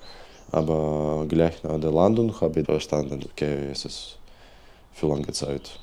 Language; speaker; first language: German; non-native, learner; Belarusian